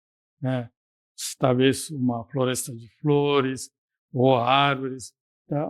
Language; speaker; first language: Portuguese; non-native, fluent; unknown